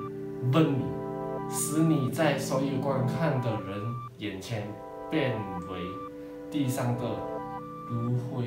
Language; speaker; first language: Chinese; native; Chinese